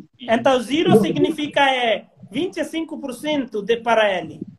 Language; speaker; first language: Portuguese; non-native, learner; Hindi